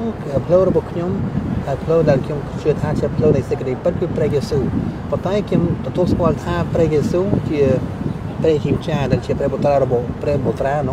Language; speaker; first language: Khmer; non-native, fluent; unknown